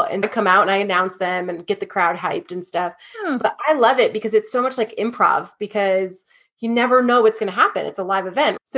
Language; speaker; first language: English; native; English